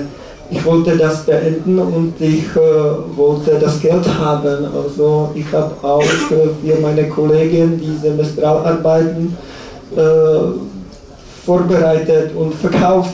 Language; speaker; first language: German; non-native, learner; Czech